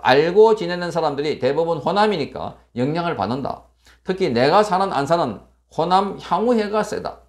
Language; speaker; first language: Korean; native; Korean